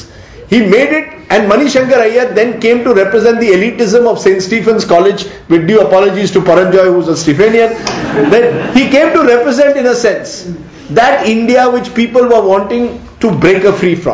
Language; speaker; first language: English; non-native, local second language; Marathi